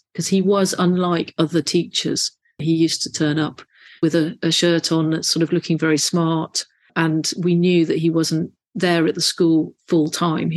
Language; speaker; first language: English; native; English